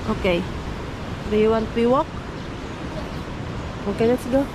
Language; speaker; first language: English; non-native, local second language; Filipino